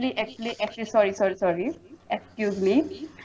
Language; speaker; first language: English; non-native, learner; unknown